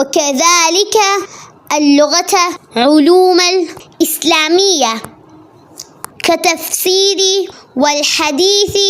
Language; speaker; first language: Arabic; non-native, learner; Malayalam